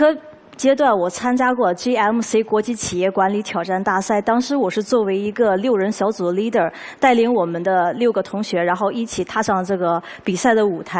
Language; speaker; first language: Chinese; native; Chinese